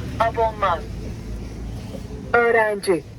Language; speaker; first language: Turkish; native; Turkish